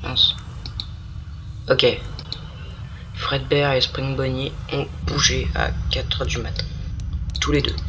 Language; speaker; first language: French; native; French